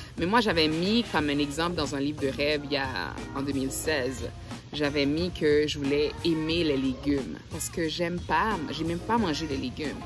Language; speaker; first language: French; non-native, local second language; Haitian Creole